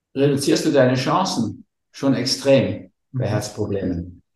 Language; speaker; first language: German; native; German